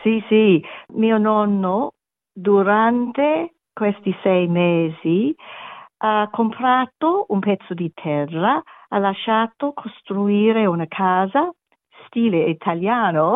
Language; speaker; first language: Italian; non-native, learner; German